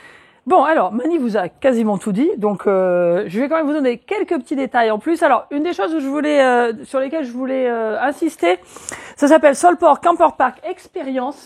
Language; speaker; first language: French; native; French